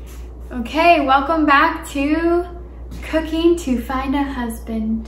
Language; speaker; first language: English; native; English